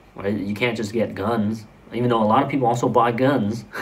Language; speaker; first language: English; early bilingual, other home language; Vietnamese